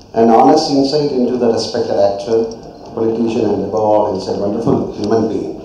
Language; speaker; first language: English; non-native, local second language; Malayalam